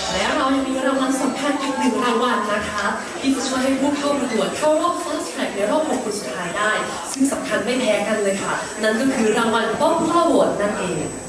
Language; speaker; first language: Thai; native; Thai